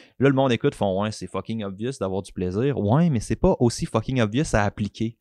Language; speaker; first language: French; native; French